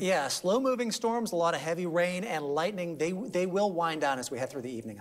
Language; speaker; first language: English; native; English